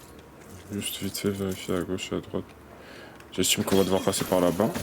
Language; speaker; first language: French; native; French